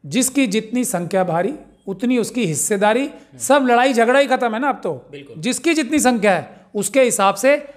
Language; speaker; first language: Hindi; native; Hindi